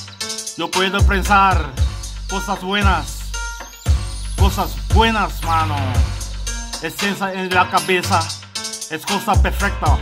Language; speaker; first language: Spanish; non-native, learner; Papiamento